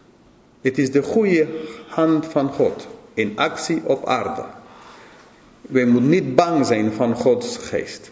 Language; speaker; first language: Dutch; non-native, fluent; English